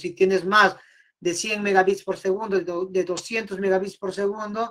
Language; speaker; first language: Spanish; native; Spanish